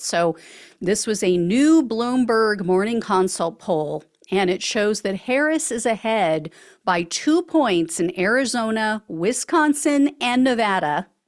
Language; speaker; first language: English; native; English